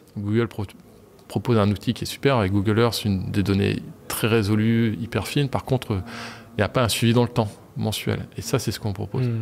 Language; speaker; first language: French; native; French